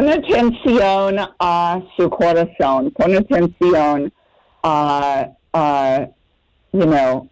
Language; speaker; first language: Spanish; non-native, fluent; English